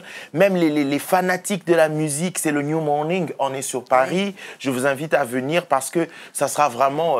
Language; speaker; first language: French; native; French